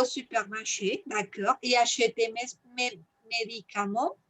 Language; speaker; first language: French; non-native, fluent; Spanish